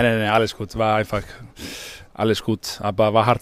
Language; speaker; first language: German; non-native, learner; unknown